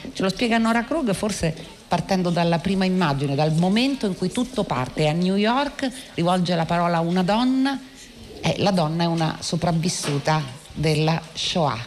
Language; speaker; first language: Italian; native; Italian